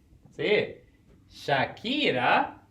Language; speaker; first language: Spanish; non-native, fluent; English